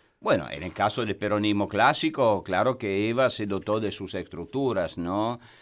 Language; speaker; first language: Spanish; non-native, fluent; Italian